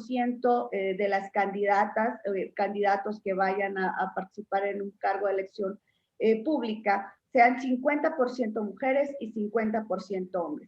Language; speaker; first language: Spanish; native; Spanish